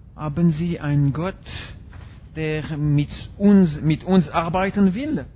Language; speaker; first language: German; non-native, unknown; French